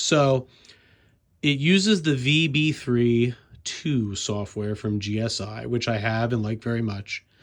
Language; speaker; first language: English; native; English